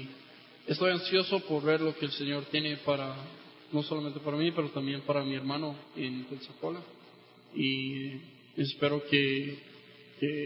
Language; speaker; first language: Spanish; non-native, local second language; English